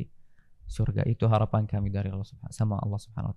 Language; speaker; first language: Indonesian; non-native, fluent; Arabic